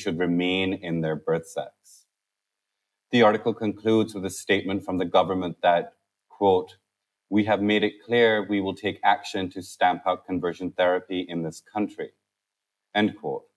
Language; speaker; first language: English; non-native, local second language; Urdu